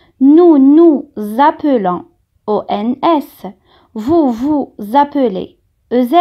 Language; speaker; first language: French; non-native, local second language; Arabic